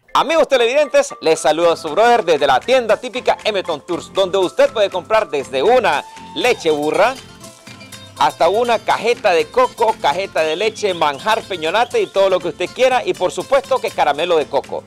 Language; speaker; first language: Spanish; native; Spanish